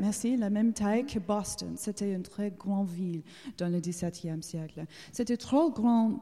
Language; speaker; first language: French; non-native, learner; English